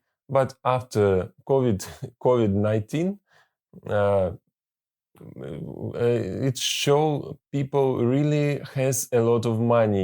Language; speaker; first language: English; non-native, learner; Russian